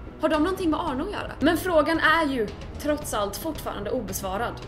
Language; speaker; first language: Swedish; native; Swedish